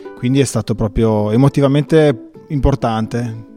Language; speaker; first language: Italian; native; Italian